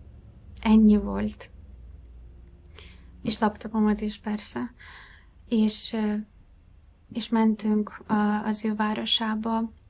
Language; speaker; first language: Hungarian; non-native, fluent; Ukrainian